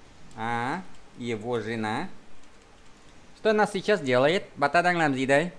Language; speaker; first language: Russian; non-native, fluent; Vietnamese